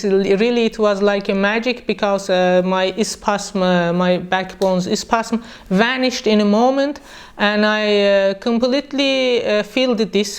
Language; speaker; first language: English; non-native, learner; Persian